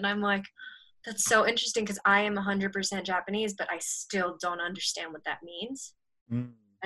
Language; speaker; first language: English; native; English